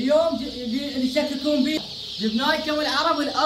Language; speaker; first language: Arabic; native; Arabic